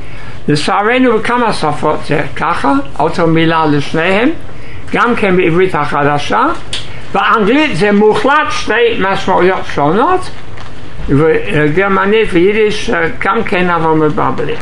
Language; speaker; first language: Hebrew; non-native, fluent; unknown